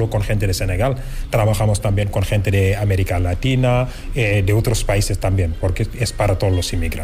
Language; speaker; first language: Spanish; non-native, fluent; Wolof